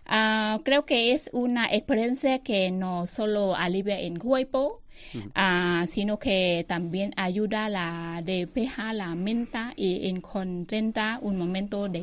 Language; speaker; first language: Spanish; non-native, learner; Thai